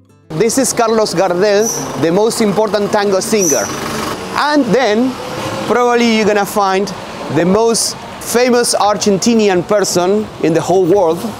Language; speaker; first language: English; non-native, fluent; Spanish